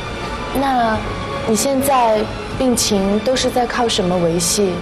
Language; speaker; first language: Chinese; native; Chinese